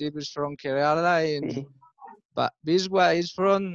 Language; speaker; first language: English; non-native, learner; Spanish